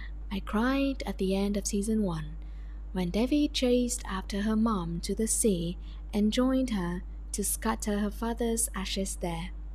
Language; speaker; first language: English; non-native, fluent; Vietnamese